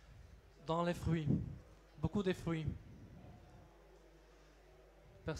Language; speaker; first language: French; non-native, local second language; Dutch